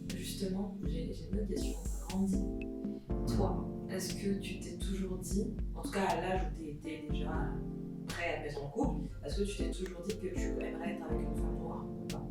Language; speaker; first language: French; native; French